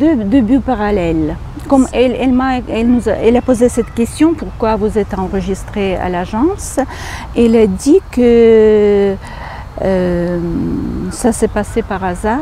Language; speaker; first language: French; non-native, fluent; Ukrainian